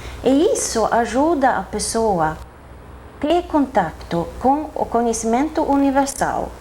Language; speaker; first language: Portuguese; non-native, fluent; Swedish